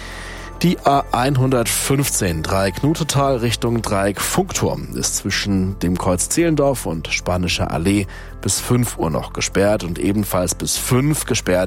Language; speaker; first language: German; native; German